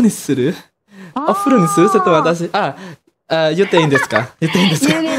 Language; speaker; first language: Japanese; non-native, learner; Indonesian